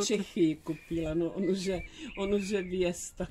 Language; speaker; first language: Russian; early bilingual, heritage; Czech